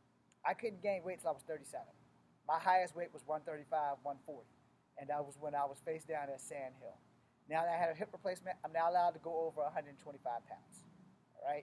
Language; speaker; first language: English; native; English